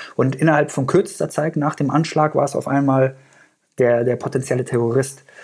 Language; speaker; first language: German; early bilingual, other home language; Persian